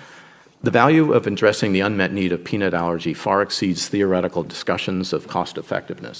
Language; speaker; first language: English; native; English